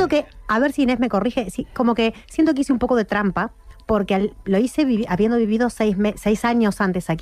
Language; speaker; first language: Spanish; non-native, fluent; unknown